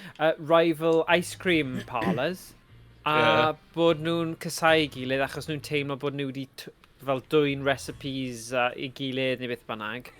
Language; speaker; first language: Welsh; native; Welsh